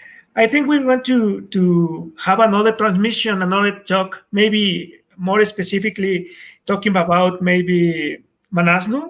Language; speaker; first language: English; non-native, fluent; Spanish